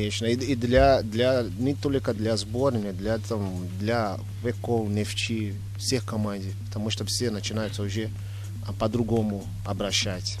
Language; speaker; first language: Russian; non-native, fluent; Portuguese